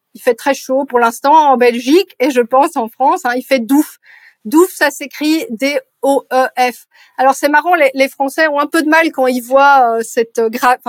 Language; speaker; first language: French; native; French